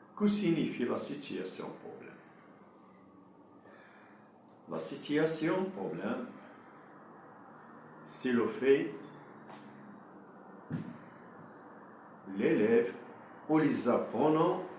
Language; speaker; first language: French; non-native, local second language; Arabic